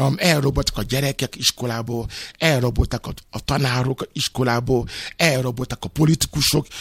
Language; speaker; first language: Hungarian; non-native, learner; Yoruba